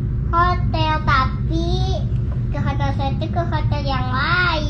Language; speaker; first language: Indonesian; early bilingual, heritage; Indonesian